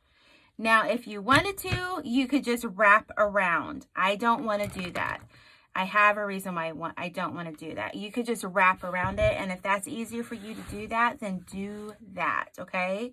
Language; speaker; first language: English; native; English